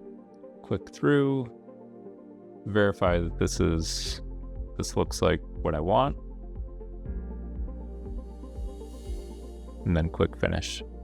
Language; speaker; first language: English; native; English